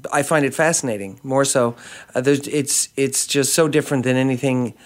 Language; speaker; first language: English; native; English